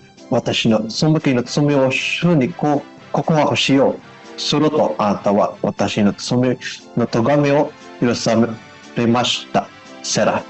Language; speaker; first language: Japanese; non-native, learner; Filipino